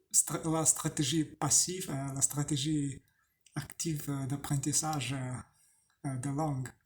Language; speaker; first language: French; non-native, learner; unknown